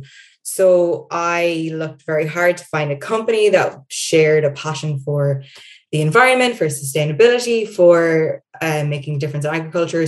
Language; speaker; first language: English; native; English